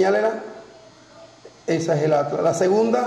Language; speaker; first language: Spanish; native; Spanish